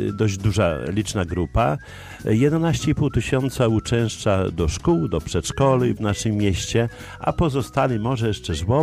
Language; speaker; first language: Polish; native; Polish